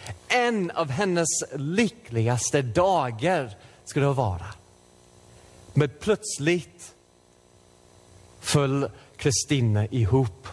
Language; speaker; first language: Swedish; non-native, fluent; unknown